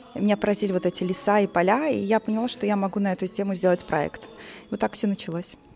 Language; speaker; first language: Russian; native; Russian